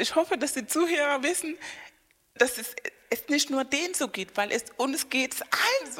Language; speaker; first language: German; non-native, fluent; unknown